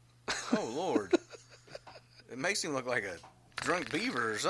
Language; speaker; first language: English; native; English